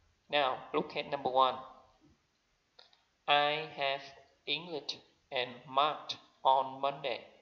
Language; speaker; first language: English; non-native, learner; Vietnamese